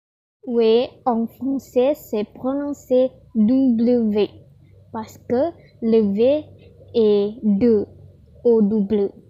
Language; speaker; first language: French; non-native, learner; Indonesian